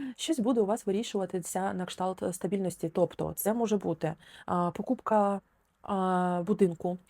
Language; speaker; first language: Ukrainian; non-native, local second language; Russian